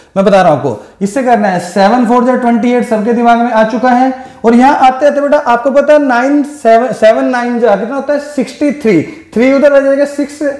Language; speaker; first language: Hindi; non-native, local second language; Punjabi